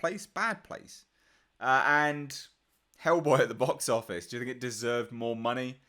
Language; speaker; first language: English; native; English